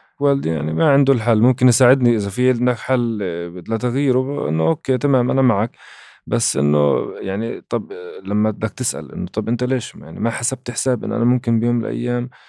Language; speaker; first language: Arabic; native; Arabic